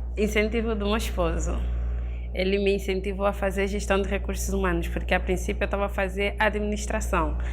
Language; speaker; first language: Portuguese; native; Portuguese